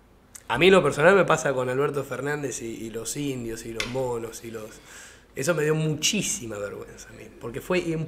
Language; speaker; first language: Spanish; native; Spanish